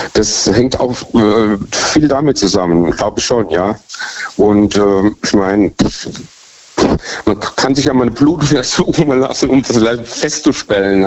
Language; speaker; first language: German; native; German